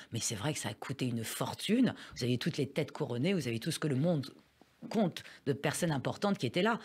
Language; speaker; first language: French; early bilingual, other home language; Persian